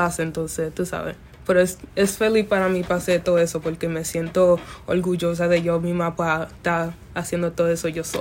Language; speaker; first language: Spanish; early bilingual, other home language; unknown